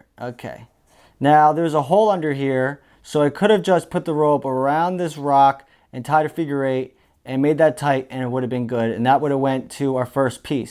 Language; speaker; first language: English; native; English